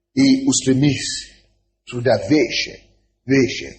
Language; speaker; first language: Russian; non-native, fluent; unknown